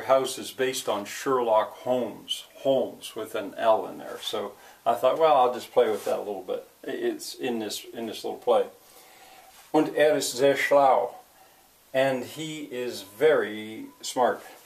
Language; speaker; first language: English; native; English